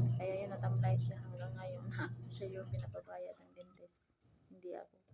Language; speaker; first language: Filipino; non-native, local second language; Cebuano